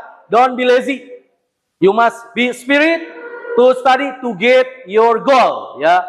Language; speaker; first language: English; non-native, learner; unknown